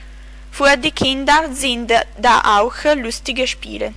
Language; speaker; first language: German; non-native, learner; Italian